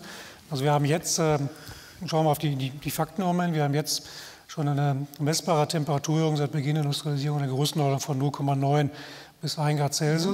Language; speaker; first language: German; native; German